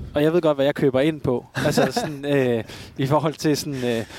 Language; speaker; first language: Danish; native; Danish